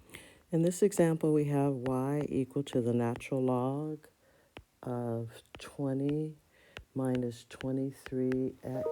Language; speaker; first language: English; native; English